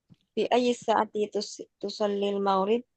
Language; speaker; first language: Arabic; non-native, learner; Indonesian